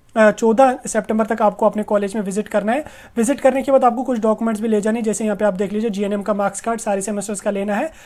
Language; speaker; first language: Hindi; non-native, local second language; Kashmiri